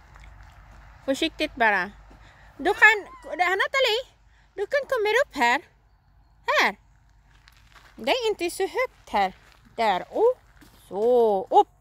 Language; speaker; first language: Swedish; non-native, learner; Filipino